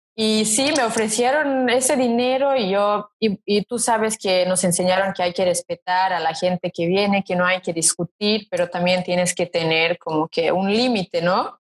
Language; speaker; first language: Spanish; non-native, fluent; Serbian